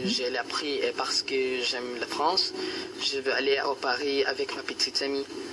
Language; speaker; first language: French; non-native, learner; Filipino